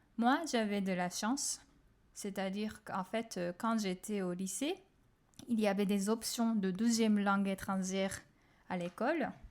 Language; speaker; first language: French; non-native, fluent; Japanese